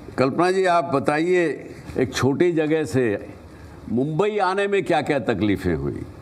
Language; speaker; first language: Hindi; native; Hindi